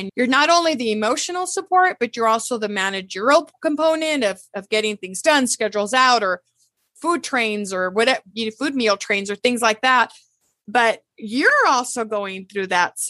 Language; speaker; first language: English; early bilingual, other home language; Spanish